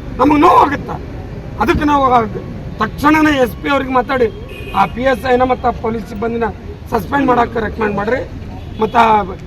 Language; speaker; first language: Kannada; native; Kannada